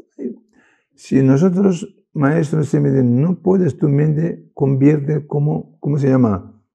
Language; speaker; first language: Spanish; non-native, learner; Tibetan